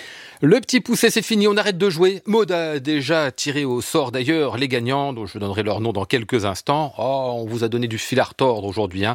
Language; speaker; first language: French; native; French